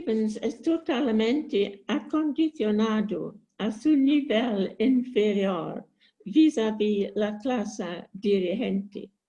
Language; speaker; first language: Spanish; non-native, learner; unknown